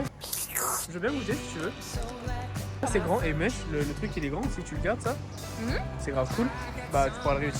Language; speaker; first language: French; native; French